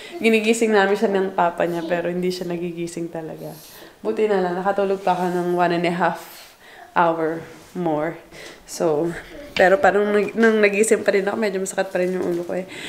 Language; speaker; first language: Filipino; native; Filipino